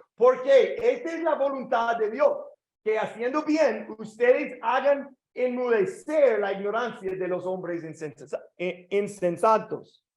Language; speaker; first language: Spanish; non-native, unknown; English